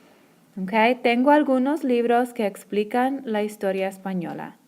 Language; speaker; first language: Spanish; non-native, fluent; English